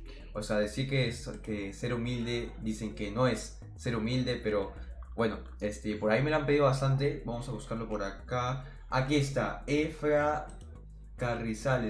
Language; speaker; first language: Spanish; native; Spanish